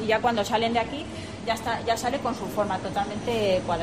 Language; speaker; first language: Spanish; native; Spanish